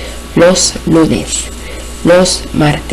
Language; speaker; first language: Spanish; non-native, fluent; Korean